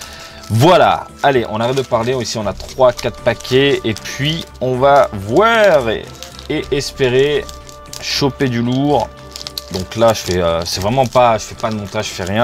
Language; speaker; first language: French; native; French